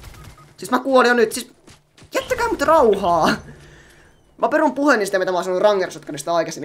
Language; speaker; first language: Finnish; native; Finnish